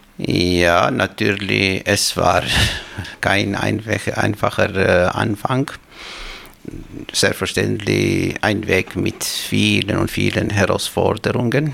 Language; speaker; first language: German; non-native, fluent; Albanian